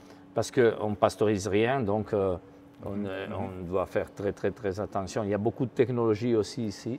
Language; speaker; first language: French; non-native, fluent; Italian